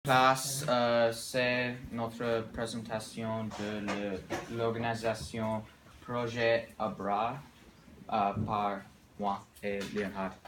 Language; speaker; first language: French; non-native, learner; English